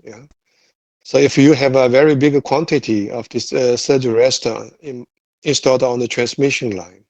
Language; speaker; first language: English; non-native, fluent; Thai